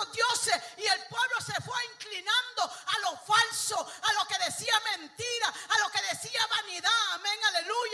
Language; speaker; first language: Spanish; native; Spanish